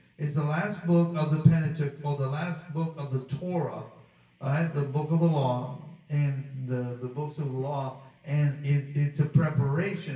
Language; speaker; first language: English; early bilingual, other home language; Spanish